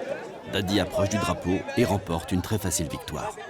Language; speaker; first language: French; native; French